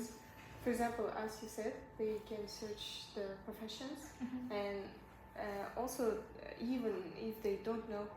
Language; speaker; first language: English; non-native, learner; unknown